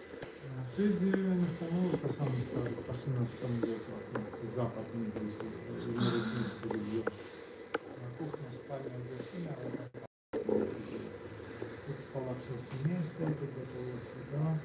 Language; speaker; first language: Russian; non-native, fluent; Georgian